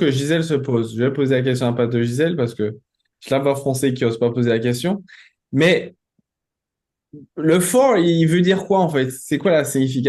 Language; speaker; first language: French; native; French